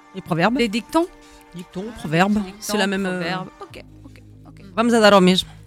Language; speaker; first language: Portuguese; early bilingual, heritage; Portuguese